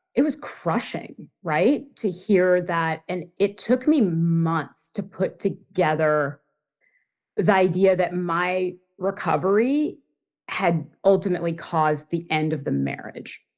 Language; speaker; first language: English; native; English